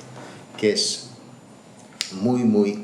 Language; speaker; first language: Spanish; non-native, learner; Azerbaijani